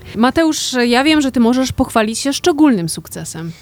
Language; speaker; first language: Polish; native; Polish